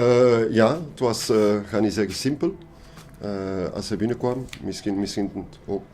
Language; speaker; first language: Dutch; non-native, local second language; French